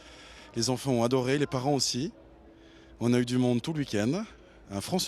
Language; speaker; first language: French; native; French